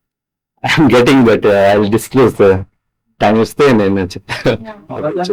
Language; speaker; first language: Telugu; non-native, learner; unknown